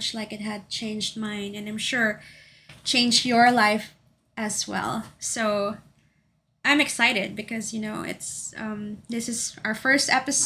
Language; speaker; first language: English; non-native, local second language; Cebuano